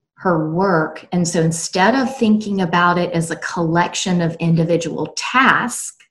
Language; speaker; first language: English; native; English